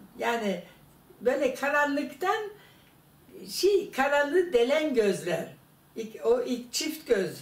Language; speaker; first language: Turkish; non-native, fluent; German